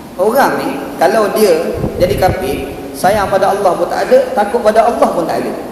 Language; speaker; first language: Malay; native; Malay